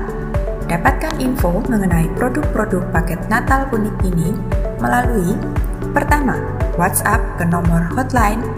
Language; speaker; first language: Indonesian; native; Indonesian